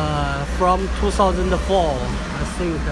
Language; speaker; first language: English; non-native, fluent; Chinese